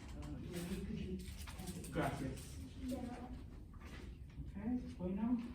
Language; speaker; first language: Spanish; non-native, fluent; English